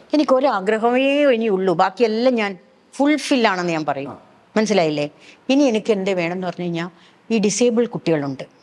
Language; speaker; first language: Malayalam; native; Malayalam